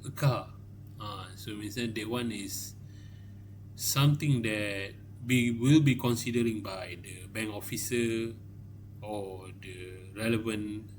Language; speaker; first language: English; non-native, local second language; Malay